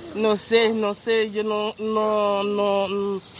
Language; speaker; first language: Spanish; non-native, learner; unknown